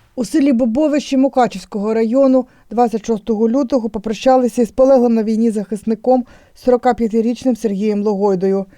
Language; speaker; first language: Ukrainian; native; Ukrainian